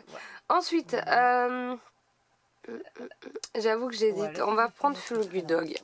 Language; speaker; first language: French; native; French